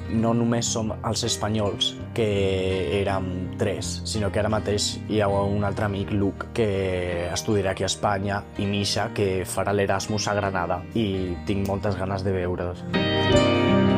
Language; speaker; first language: Catalan; non-native, local second language; Spanish